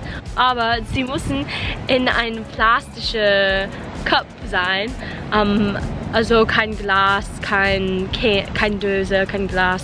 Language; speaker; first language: German; non-native, learner; English